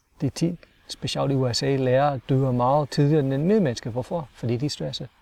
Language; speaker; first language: Danish; non-native, fluent; English